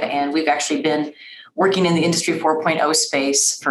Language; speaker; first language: English; native; English